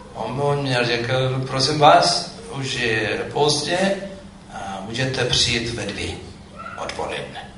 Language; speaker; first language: Czech; non-native, fluent; Amharic